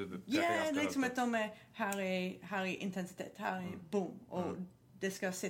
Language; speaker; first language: Swedish; non-native, fluent; English